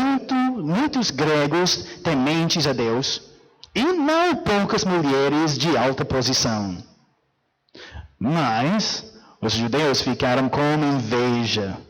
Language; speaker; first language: Portuguese; non-native, fluent; English